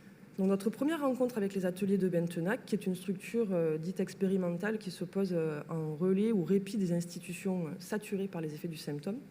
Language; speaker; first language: French; native; French